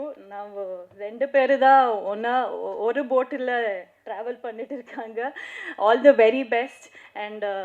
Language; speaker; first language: Tamil; non-native, learner; Kannada